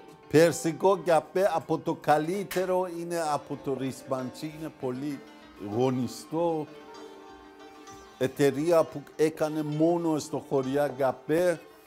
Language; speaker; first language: Greek; non-native, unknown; Persian